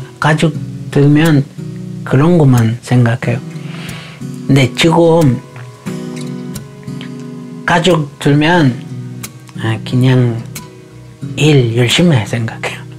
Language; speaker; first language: Korean; non-native, learner; Spanish